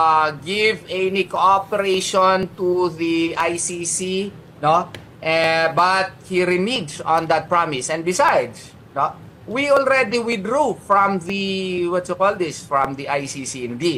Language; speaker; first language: English; non-native, local second language; Filipino